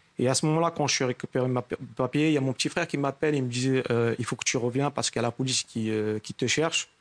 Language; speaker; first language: French; non-native, local second language; Arabic